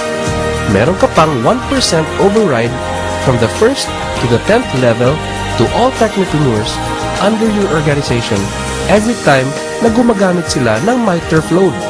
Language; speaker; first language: Filipino; native; Filipino